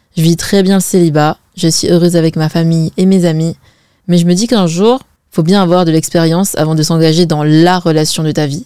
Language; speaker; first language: French; early bilingual, other home language; Chinese